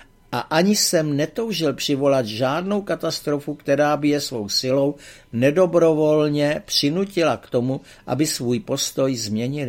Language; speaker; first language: Czech; native; Czech